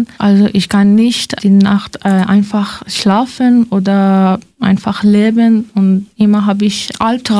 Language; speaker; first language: German; non-native, learner; Persian